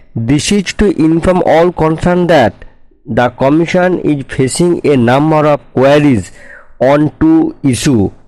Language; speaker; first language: English; non-native, local second language; Bangla